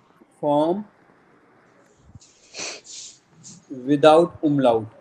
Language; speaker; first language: English; non-native, local second language; Hindi